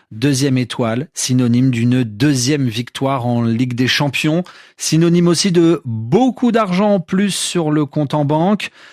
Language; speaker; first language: French; native; French